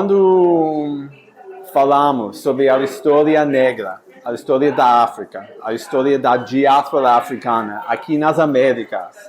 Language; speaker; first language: Portuguese; non-native, fluent; English